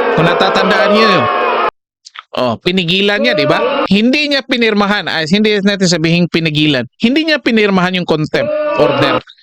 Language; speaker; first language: Filipino; non-native, local second language; Cebuano